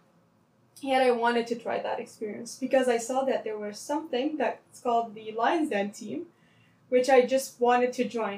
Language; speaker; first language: English; non-native, fluent; Arabic